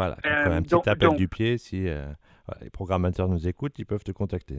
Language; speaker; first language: French; native; French